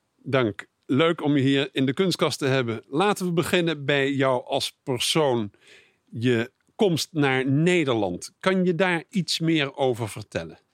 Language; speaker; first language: Dutch; native; Dutch